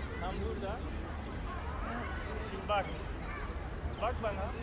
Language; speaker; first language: Turkish; non-native, learner; Japanese